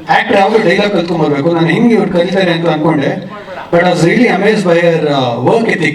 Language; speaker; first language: Kannada; native; Kannada